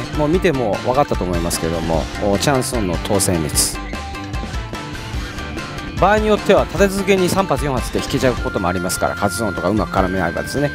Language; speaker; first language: Japanese; native; Japanese